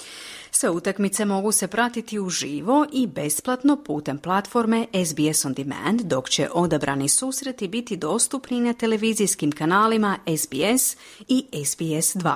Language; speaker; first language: Croatian; native; Croatian